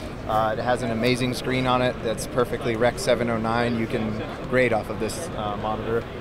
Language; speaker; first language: English; native; English